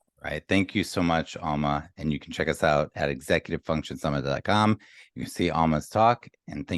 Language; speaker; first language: English; native; English